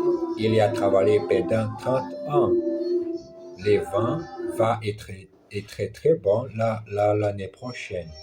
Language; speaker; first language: French; non-native, learner; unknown